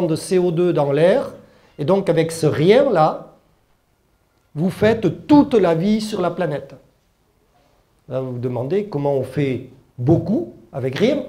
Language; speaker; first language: French; early bilingual, other home language; German